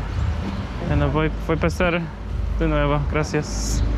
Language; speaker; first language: Spanish; non-native, learner; English